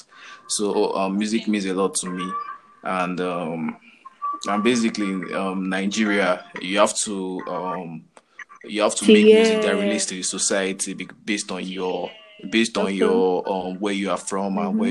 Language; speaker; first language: English; non-native, local second language; Yoruba